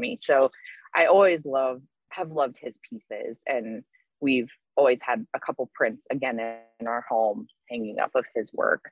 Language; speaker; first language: English; native; English